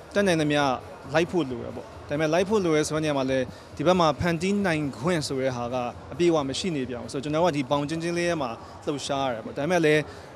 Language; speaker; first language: Burmese; native; Burmese